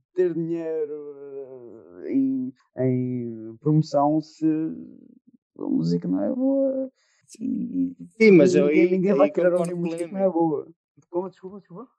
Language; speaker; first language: Portuguese; native; Portuguese